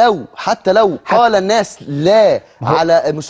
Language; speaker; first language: Arabic; native; Arabic